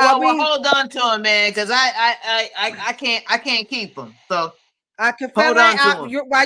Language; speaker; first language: English; native; English